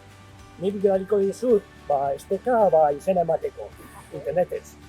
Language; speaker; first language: Basque; non-native, fluent; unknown